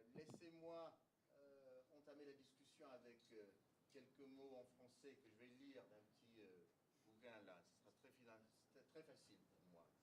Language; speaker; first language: French; non-native, fluent; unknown